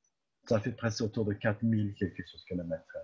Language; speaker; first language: French; non-native, fluent; Turkish